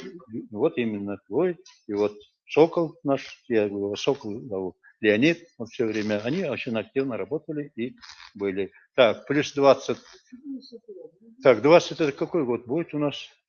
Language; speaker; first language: Russian; non-native, local second language; Bashkir